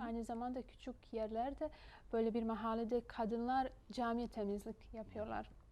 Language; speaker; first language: Turkish; non-native, fluent; Bosnian